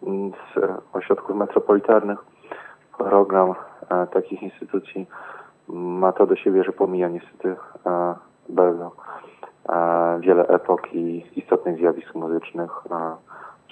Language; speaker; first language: Polish; native; Polish